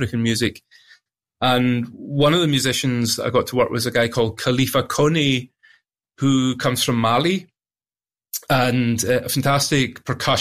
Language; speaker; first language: English; native; English